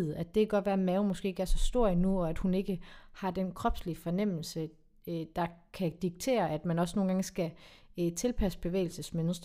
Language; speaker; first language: Danish; native; Danish